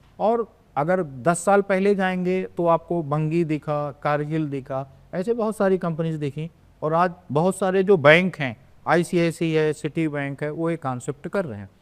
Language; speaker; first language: Hindi; native; Hindi